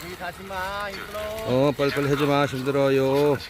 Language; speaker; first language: Korean; non-native, learner; Thai